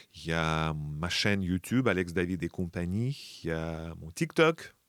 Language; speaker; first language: French; non-native, fluent; Russian